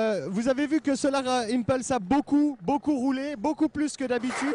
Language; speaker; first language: French; native; French